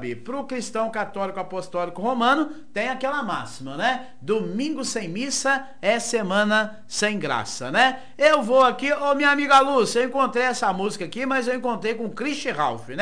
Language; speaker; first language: Portuguese; native; Portuguese